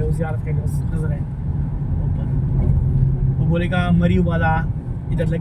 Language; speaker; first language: Hindi; non-native, learner; Baluchi